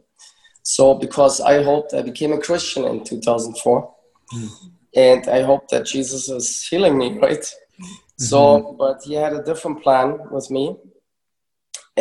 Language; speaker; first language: English; early bilingual, other home language; German